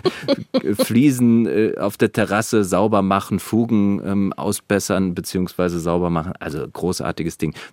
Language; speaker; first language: German; native; German